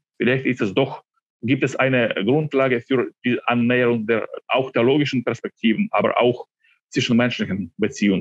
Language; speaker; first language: German; non-native, fluent; Ukrainian